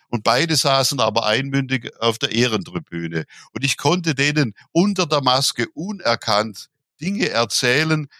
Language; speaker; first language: German; native; German